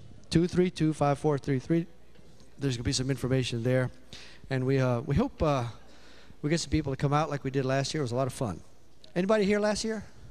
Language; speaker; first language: English; native; English